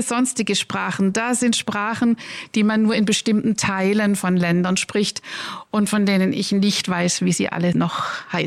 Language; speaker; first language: German; native; German